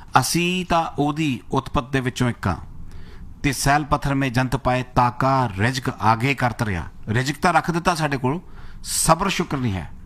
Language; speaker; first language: Punjabi; native; Punjabi